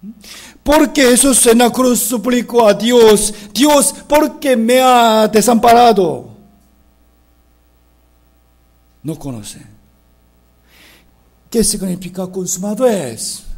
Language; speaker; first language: Spanish; non-native, fluent; Korean